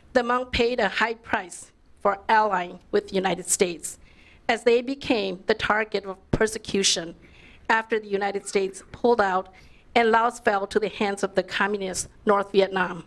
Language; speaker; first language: English; early bilingual, other home language; Lao